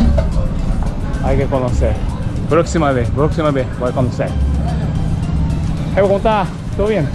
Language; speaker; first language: Spanish; non-native, learner; Japanese